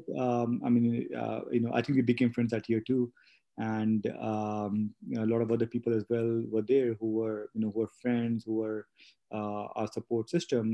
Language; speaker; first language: English; non-native, local second language; Hindi